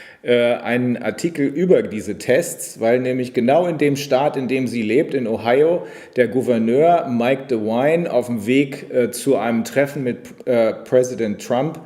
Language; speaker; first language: German; native; German